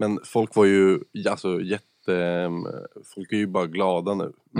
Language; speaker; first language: Swedish; native; Swedish